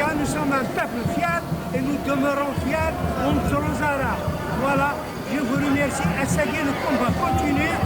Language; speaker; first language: French; non-native, local second language; Kabyle